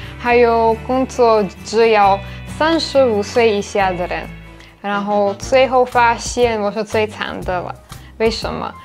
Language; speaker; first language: Chinese; non-native, fluent; Slovak